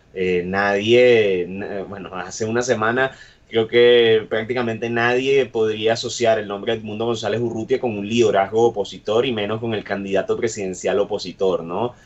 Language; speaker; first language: Spanish; native; Spanish